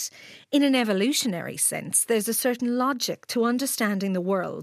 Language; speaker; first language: English; native; English